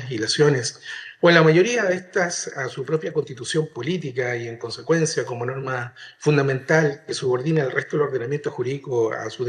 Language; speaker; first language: Spanish; native; Spanish